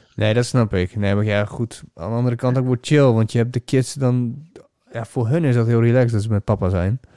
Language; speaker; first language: Dutch; native; Dutch